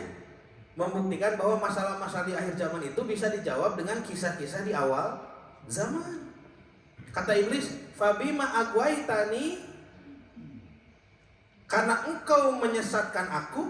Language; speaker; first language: Indonesian; native; Indonesian